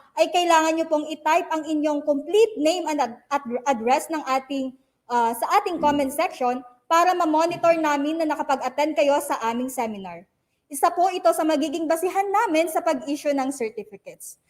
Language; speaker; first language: Filipino; native; Filipino